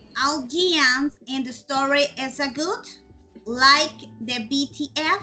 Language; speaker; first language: English; non-native, learner; Spanish